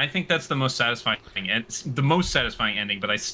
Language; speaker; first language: English; native; English